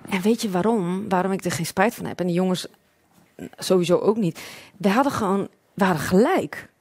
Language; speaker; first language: Dutch; non-native, local second language; Western Frisian